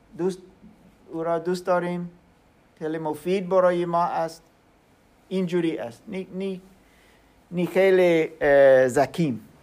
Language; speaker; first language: Persian; non-native, learner; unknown